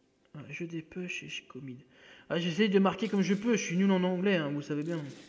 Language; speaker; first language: French; native; French